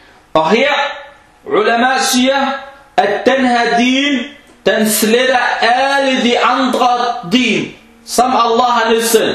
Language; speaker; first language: Danish; non-native, fluent; Arabic